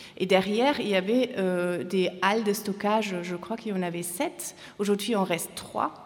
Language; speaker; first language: French; non-native, fluent; German